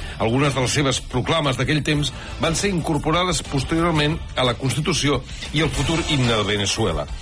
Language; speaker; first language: Catalan; native; Catalan